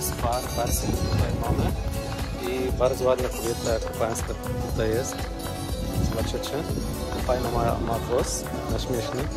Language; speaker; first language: Polish; non-native, learner; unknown